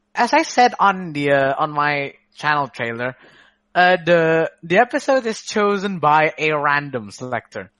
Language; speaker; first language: English; non-native, fluent; Indonesian